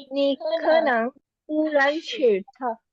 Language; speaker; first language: Chinese; non-native, learner; Urdu